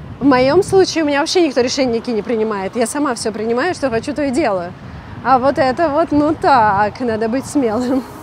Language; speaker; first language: Russian; native; Russian